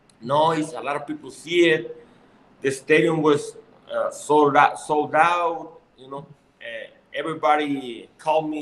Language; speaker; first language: English; non-native, learner; Spanish